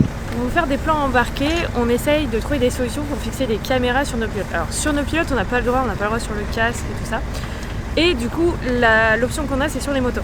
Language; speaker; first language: French; native; French